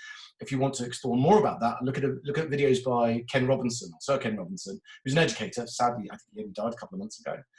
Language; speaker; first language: English; native; English